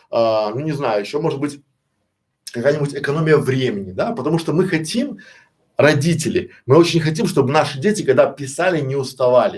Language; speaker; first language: Russian; native; Russian